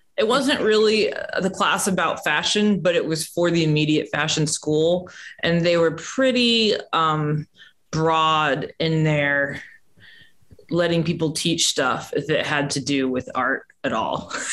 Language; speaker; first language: English; native; English